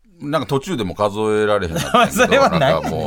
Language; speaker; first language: Japanese; native; Japanese